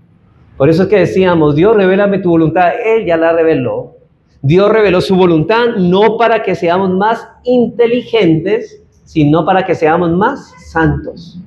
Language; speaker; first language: Spanish; native; Spanish